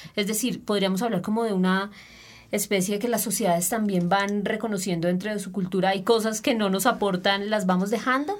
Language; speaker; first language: Spanish; native; Spanish